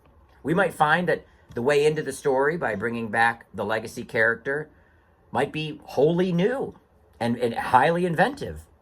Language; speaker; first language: English; native; English